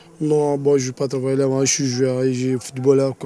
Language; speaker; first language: French; non-native, learner; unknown